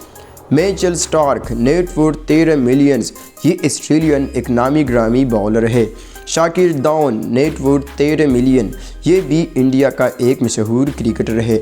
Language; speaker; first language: Hindi; native; Hindi